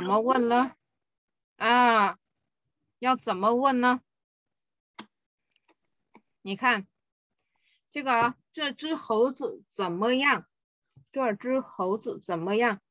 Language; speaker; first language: Chinese; non-native, fluent; Vietnamese